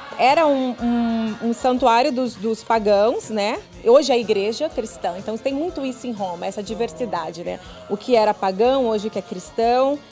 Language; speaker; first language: Portuguese; native; Portuguese